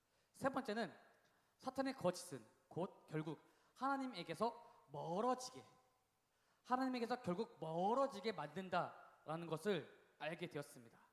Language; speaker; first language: Korean; native; Korean